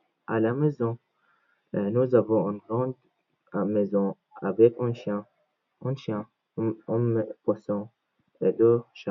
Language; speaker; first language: French; non-native, learner; Arabic